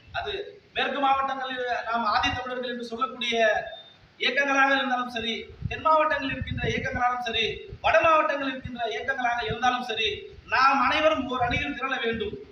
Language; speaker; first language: Tamil; non-native, local second language; Telugu